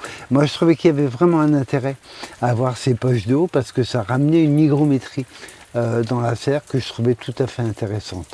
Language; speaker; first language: French; native; French